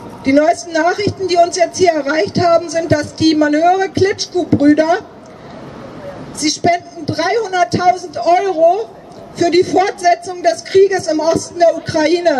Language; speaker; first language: German; native; German